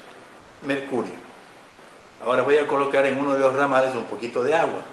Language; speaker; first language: Spanish; native; Spanish